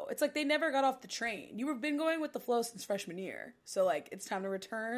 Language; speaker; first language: English; native; English